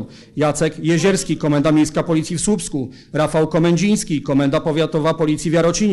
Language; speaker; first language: Polish; native; Polish